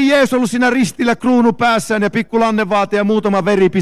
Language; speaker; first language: Finnish; native; Finnish